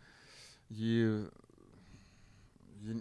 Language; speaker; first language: English; non-native, fluent; German